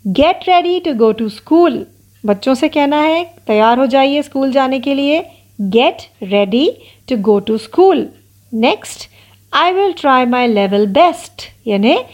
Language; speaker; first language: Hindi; non-native, local second language; Marathi